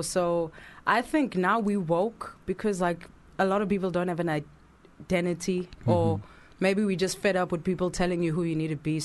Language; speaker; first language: English; non-native, local second language; Zulu